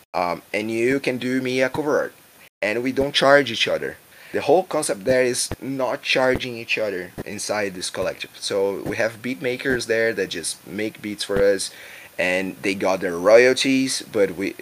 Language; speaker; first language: English; non-native, fluent; Portuguese